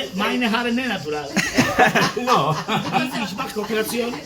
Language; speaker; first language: German; non-native, learner; Georgian